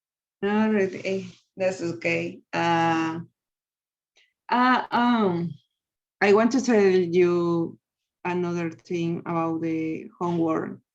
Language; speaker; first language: English; non-native, learner; Spanish